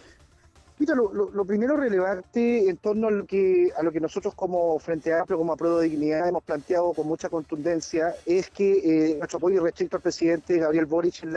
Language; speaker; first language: Spanish; native; Spanish